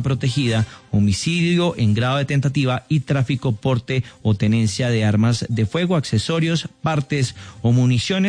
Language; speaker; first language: Spanish; native; Spanish